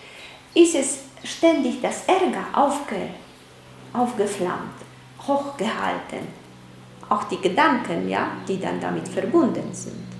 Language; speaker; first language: German; non-native, fluent; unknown